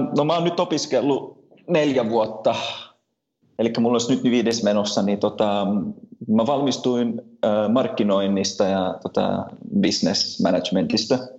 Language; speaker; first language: Finnish; early bilingual, heritage; Finnish